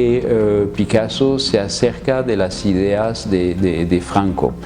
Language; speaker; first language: Spanish; non-native, fluent; French